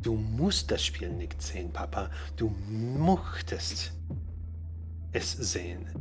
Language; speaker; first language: German; non-native, learner; English